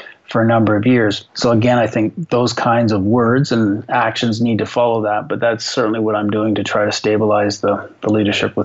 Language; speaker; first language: English; native; English